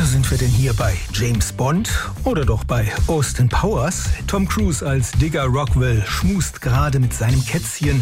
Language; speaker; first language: German; native; German